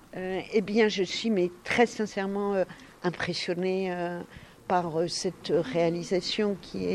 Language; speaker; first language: French; native; French